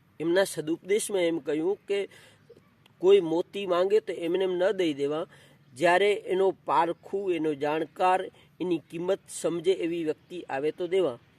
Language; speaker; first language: Gujarati; non-native, local second language; Kachhi